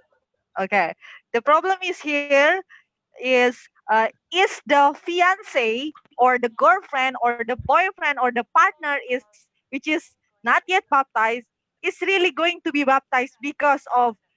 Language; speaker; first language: English; non-native, fluent; Indonesian